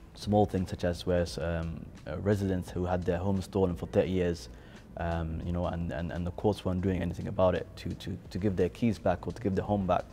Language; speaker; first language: English; native; English